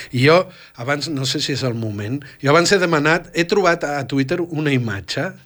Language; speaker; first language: Catalan; early bilingual, other home language; Spanish